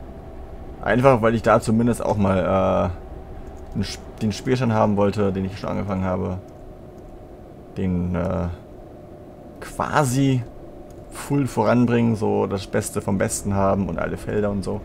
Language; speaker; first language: German; native; German